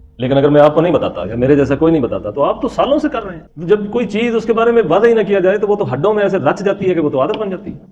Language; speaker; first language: Urdu; non-native, local second language; Punjabi